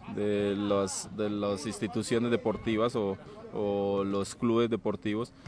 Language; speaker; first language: Spanish; native; Spanish